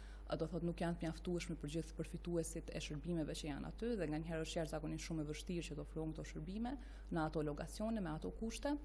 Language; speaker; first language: Albanian; native; Albanian